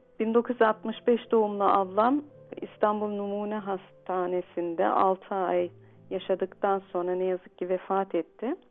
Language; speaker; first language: Turkish; early bilingual, heritage; Turkish